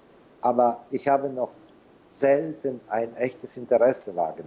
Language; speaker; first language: German; non-native, fluent; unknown